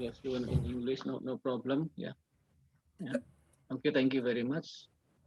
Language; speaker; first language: English; non-native, learner; Indonesian